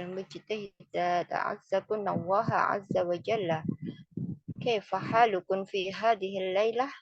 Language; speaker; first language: Arabic; non-native, fluent; Indonesian